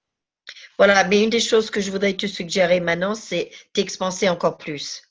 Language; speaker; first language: French; native; French